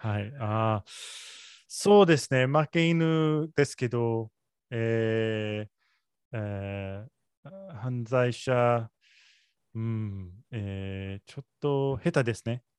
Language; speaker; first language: Japanese; non-native, learner; English